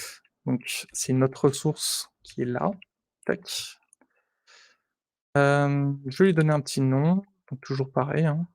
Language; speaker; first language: French; native; French